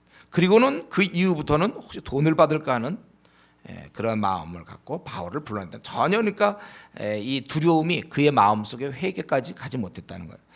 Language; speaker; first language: Korean; native; Korean